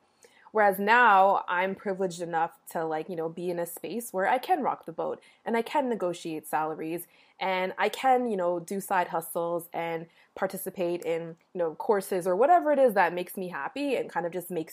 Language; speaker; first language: English; native; English